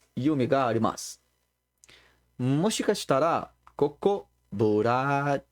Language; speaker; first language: Japanese; non-native, learner; Portuguese